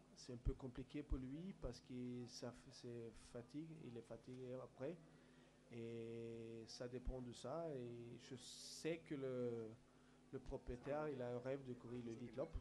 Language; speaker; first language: French; non-native, fluent; Swedish